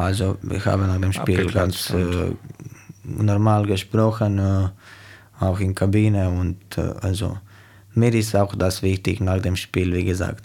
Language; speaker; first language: German; non-native, fluent; Slovenian